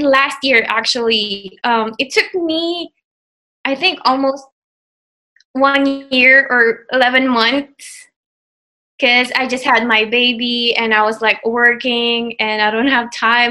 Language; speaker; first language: English; non-native, local second language; Filipino